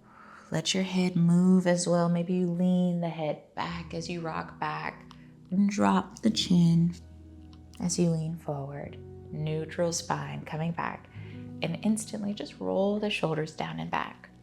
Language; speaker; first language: English; native; English